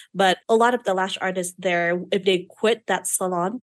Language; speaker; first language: English; non-native, fluent; Vietnamese